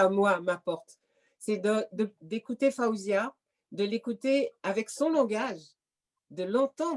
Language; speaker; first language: French; native; French